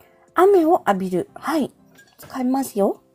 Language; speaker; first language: Japanese; non-native, fluent; Filipino